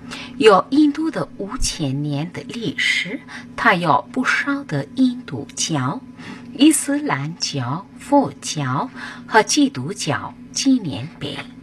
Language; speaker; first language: Chinese; non-native, fluent; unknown